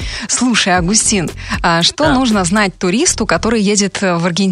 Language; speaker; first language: Russian; native; Russian